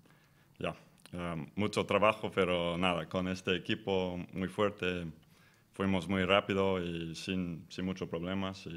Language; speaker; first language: Spanish; non-native, fluent; English